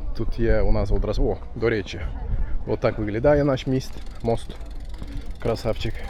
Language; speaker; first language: Ukrainian; non-native, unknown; Turkish